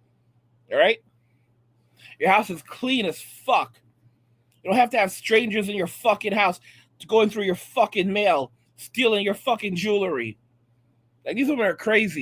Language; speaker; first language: English; native; English